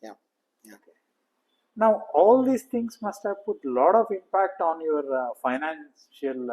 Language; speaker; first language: English; non-native, local second language; Kannada